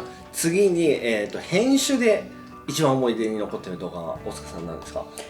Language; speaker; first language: Japanese; native; Japanese